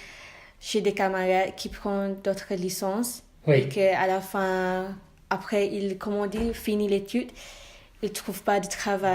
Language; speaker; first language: French; non-native, learner; Malay